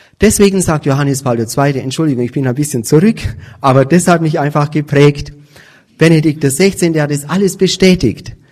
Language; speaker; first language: German; native; German